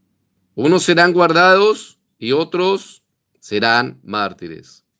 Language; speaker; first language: Spanish; native; Spanish